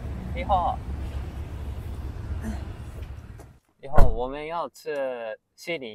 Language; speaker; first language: Chinese; non-native, learner; Japanese